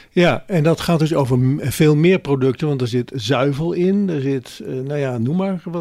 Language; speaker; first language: Dutch; native; Dutch